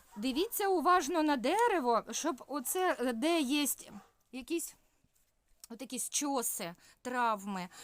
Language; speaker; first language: Ukrainian; non-native, local second language; Russian